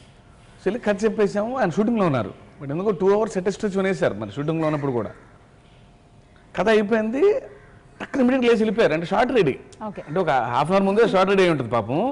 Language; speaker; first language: Telugu; native; Telugu